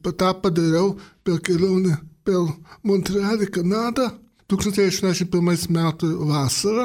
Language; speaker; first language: Lithuanian; early bilingual, heritage; Lithuanian